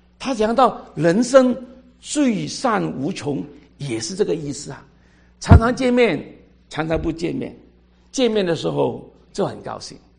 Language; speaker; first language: Chinese; non-native, local second language; Cantonese